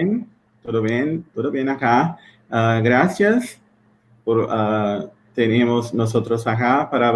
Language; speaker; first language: Spanish; non-native, learner; Portuguese